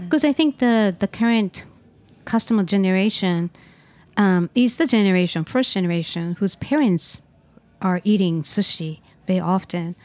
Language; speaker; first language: English; non-native, fluent; Japanese